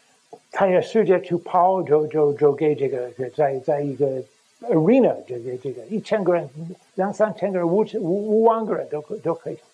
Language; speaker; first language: Chinese; non-native, fluent; English